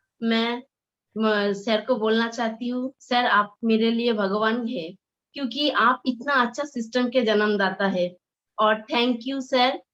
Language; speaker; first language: Hindi; non-native, local second language; Bangla